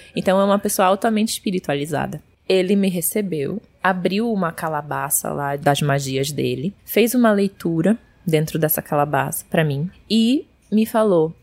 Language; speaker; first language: Portuguese; early bilingual, heritage; Portuguese